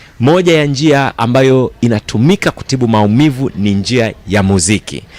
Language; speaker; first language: Swahili; native; Swahili